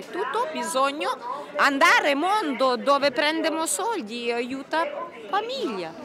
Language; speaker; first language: Italian; non-native, learner; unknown